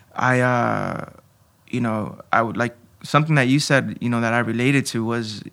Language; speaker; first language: English; early bilingual, other home language; Spanish